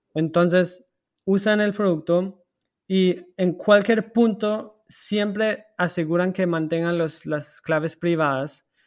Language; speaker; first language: Spanish; non-native, fluent; German